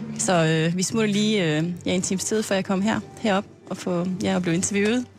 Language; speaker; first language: Danish; non-native, fluent; French